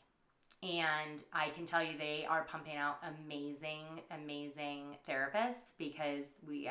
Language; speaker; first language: English; native; English